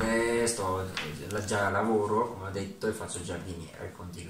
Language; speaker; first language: Italian; early bilingual, other home language; Ukrainian